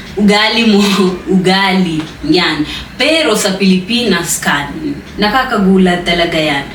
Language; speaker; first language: Filipino; non-native, fluent; Swahili